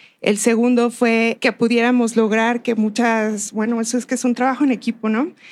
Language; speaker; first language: Spanish; native; Spanish